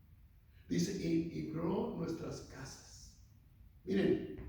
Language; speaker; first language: Spanish; native; Spanish